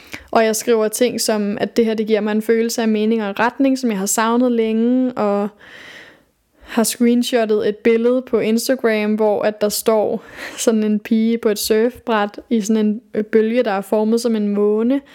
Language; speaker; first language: Danish; native; Danish